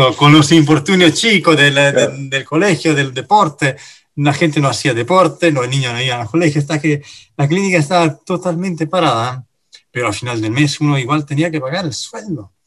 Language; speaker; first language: Spanish; non-native, fluent; Italian